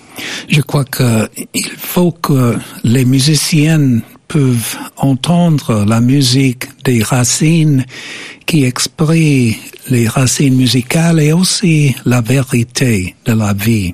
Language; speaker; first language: French; non-native, fluent; English